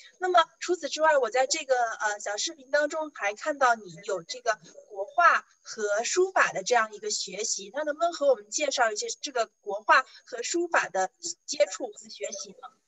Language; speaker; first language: Chinese; native; Chinese